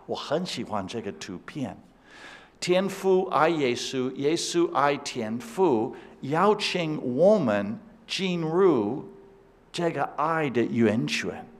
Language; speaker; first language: Chinese; non-native, fluent; English